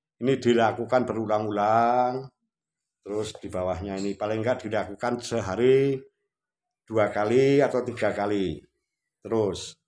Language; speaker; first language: Indonesian; non-native, local second language; Javanese